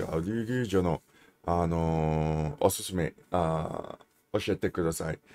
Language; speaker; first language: Japanese; non-native, learner; English